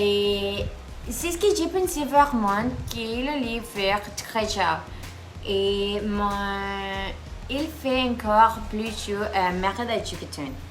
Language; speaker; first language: French; non-native, learner; Spanish